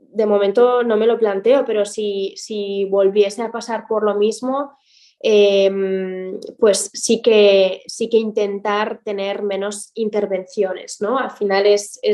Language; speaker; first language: Spanish; native; Spanish